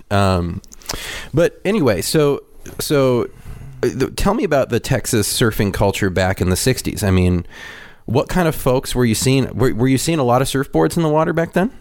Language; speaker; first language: English; native; English